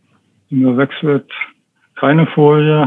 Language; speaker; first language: German; native; German